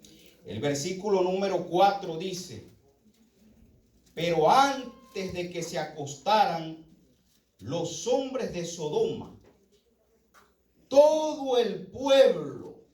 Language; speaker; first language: Spanish; native; Spanish